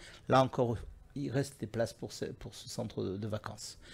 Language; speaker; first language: French; native; French